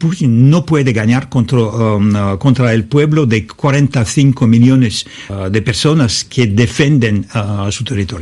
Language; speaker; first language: Spanish; non-native, learner; Russian